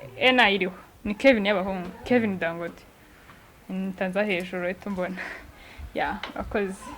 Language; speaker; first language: Kinyarwanda; native; Kinyarwanda